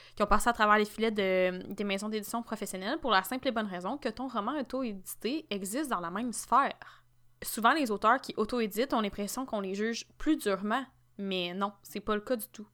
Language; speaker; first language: French; native; French